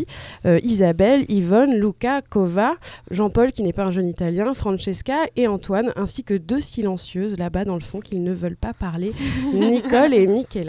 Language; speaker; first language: French; native; French